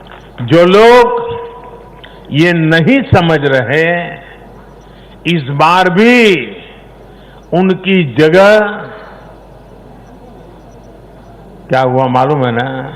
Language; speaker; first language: Hindi; non-native, local second language; Gujarati